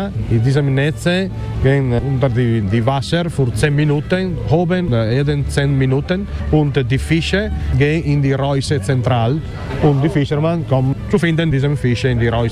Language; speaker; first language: German; non-native, learner; Italian